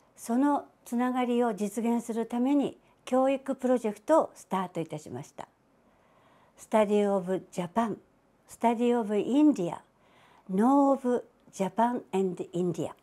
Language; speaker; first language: Japanese; native; Japanese